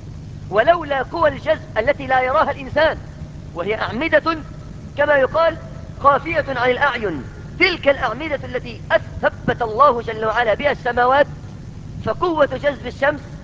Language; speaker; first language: Arabic; native; Arabic